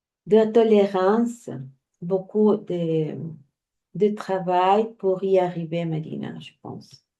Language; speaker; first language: French; non-native, fluent; Spanish